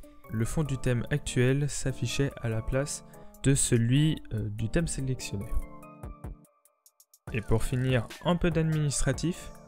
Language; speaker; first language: French; native; French